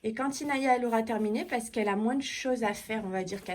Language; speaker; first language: French; native; French